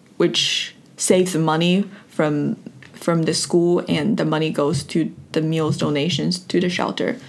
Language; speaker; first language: English; non-native, fluent; Chinese